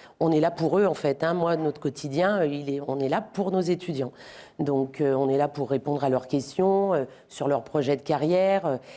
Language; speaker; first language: French; native; French